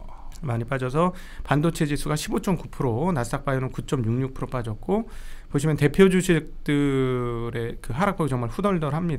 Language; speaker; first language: Korean; native; Korean